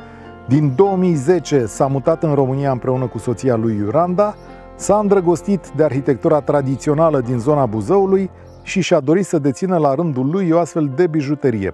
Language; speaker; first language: Romanian; native; Romanian